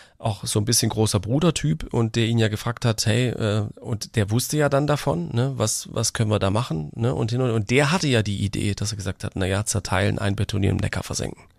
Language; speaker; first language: German; native; German